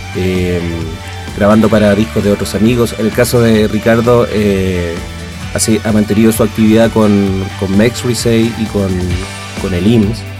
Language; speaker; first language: Spanish; native; Spanish